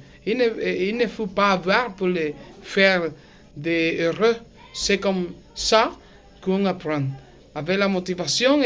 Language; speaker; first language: French; non-native, learner; Spanish